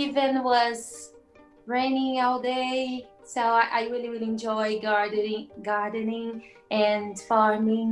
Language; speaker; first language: English; non-native, learner; Portuguese